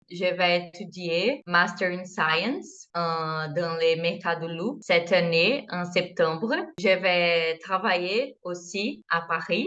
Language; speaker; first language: French; non-native, learner; Portuguese